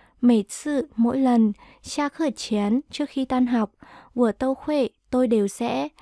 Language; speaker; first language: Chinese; non-native, fluent; Vietnamese